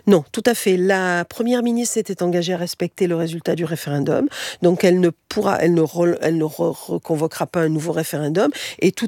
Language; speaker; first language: French; native; French